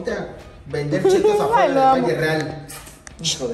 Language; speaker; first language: Spanish; native; Spanish